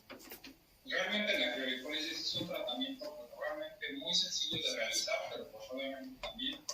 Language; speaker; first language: Spanish; native; Spanish